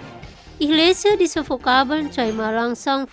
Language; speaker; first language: German; non-native, fluent; Indonesian